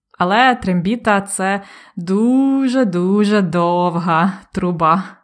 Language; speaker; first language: Ukrainian; native; Ukrainian